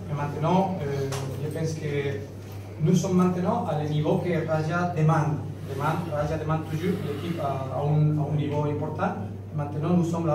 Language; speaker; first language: French; non-native, learner; Spanish